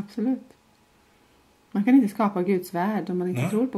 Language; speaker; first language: Swedish; non-native, fluent; Latvian